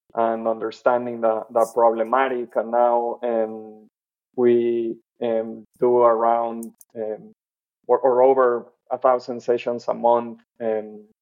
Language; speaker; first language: English; non-native, fluent; Spanish